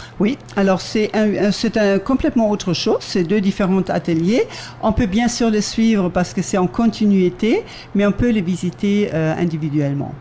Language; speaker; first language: French; native; French